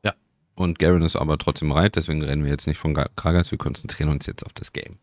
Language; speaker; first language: German; native; German